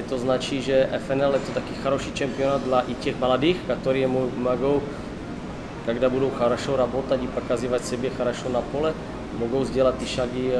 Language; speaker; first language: Russian; non-native, learner; Czech